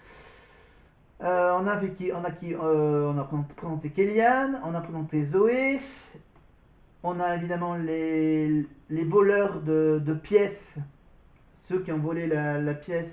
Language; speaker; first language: French; native; French